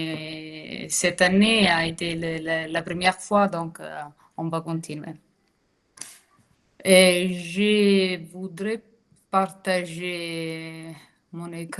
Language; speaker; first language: French; non-native, fluent; Italian